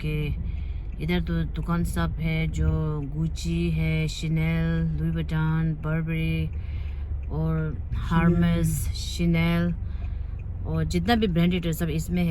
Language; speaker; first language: Hindi; non-native, local second language; Tibetan